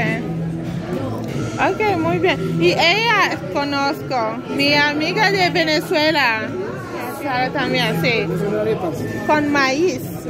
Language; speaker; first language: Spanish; non-native, learner; English